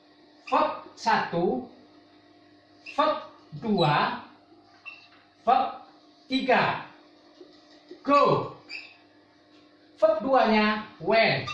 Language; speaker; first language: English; non-native, fluent; Indonesian